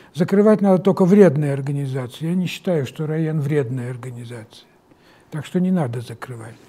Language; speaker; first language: Russian; native; Russian